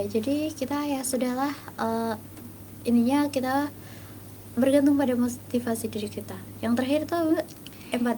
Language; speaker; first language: Indonesian; native; Indonesian